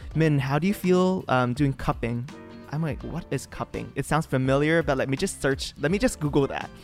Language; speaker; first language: English; non-native, fluent; Vietnamese